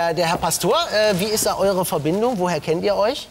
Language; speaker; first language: German; native; German